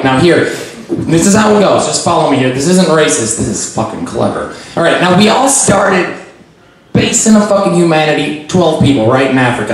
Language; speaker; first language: English; native; English